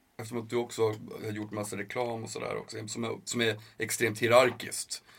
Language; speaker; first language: Swedish; native; Swedish